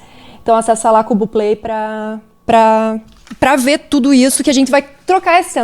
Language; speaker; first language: Portuguese; native; Portuguese